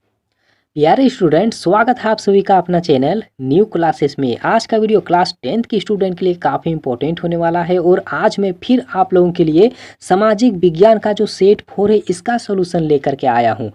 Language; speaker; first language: Hindi; native; Hindi